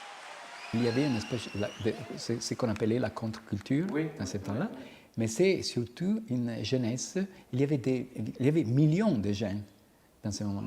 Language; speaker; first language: French; non-native, fluent; Italian